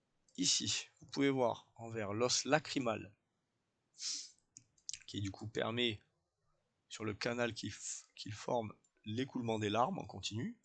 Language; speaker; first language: French; native; French